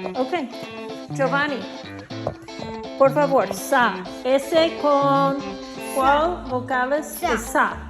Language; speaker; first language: Spanish; non-native, learner; English